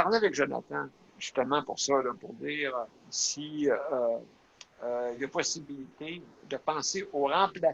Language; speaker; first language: French; native; French